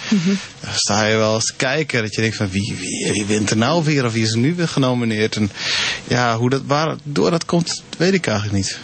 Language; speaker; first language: Dutch; non-native, local second language; Western Frisian